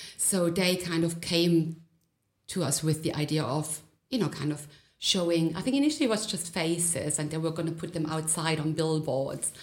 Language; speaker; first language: English; non-native, fluent; German